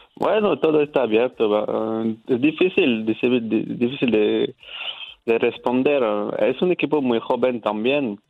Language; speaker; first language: Spanish; non-native, fluent; French